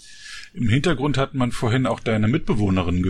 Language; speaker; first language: German; native; German